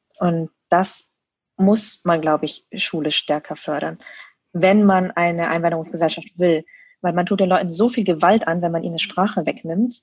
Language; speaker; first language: German; early bilingual, other home language; Vietnamese